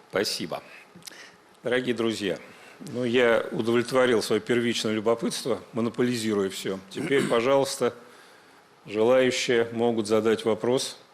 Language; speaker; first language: Russian; native; Russian